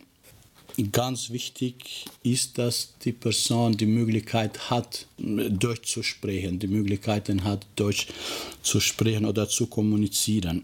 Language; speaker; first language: German; non-native, fluent; Albanian